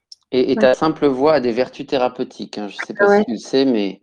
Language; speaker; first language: French; native; French